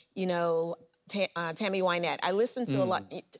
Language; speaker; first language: English; native; English